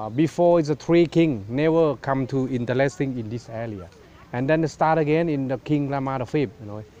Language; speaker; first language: English; non-native, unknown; Thai